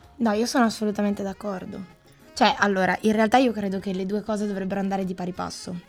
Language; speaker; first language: Italian; native; Italian